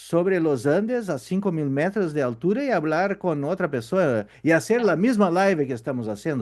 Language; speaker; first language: Spanish; non-native, fluent; Portuguese